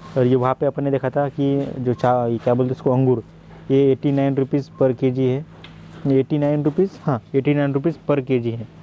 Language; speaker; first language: Hindi; non-native, local second language; Marathi